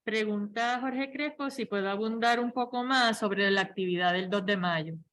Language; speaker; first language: Spanish; native; Spanish